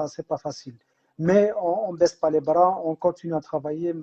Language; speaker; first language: French; non-native, local second language; Arabic